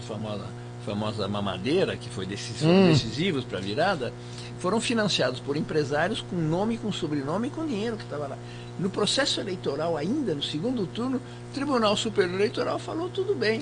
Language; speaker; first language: Portuguese; native; Portuguese